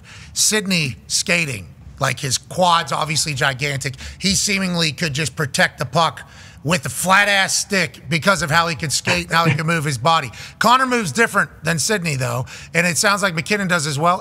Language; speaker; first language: English; native; English